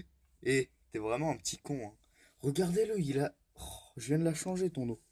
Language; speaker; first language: French; native; French